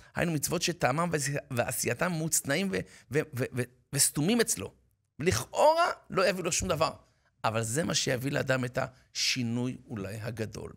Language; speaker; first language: Hebrew; native; Hebrew